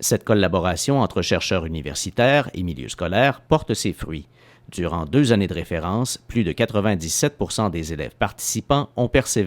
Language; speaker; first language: French; native; French